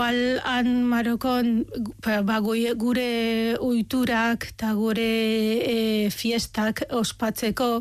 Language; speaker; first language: Basque; non-native, fluent; Arabic